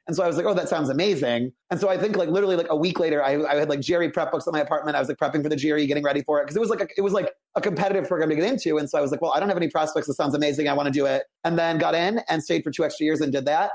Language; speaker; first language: English; native; English